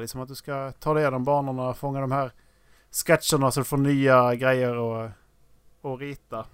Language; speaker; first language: Swedish; native; Swedish